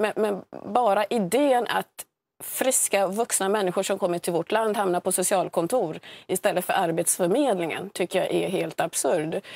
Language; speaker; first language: Swedish; early bilingual, other home language; Swahili